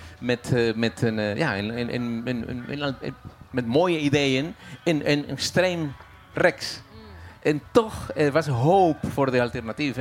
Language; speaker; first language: Dutch; non-native, fluent; Spanish